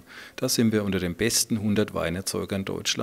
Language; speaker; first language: German; native; German